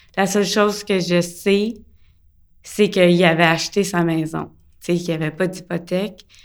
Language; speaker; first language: French; early bilingual, other home language; English